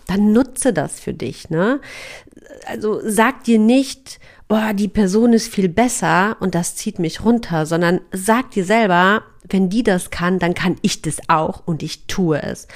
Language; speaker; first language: German; native; German